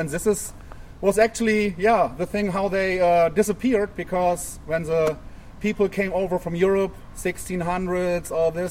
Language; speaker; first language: English; non-native, fluent; German